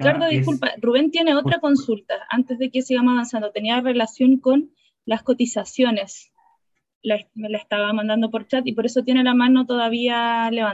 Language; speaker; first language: Spanish; native; Spanish